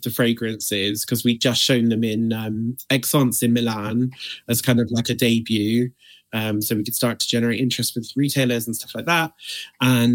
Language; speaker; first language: English; native; English